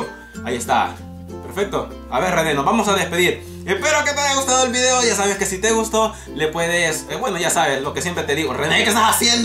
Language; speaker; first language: Spanish; native; Spanish